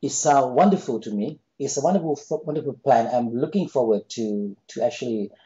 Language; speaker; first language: English; non-native, fluent; Thai